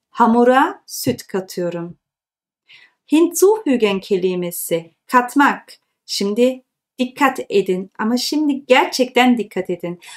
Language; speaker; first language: Turkish; early bilingual, heritage; Turkish